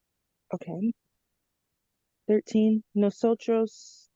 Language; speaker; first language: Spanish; non-native, learner; English